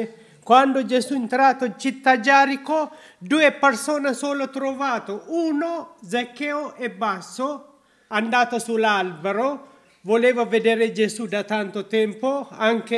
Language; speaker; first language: Italian; non-native, learner; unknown